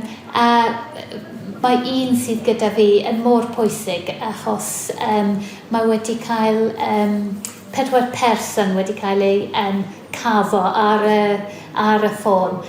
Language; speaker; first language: Welsh; non-native, fluent; English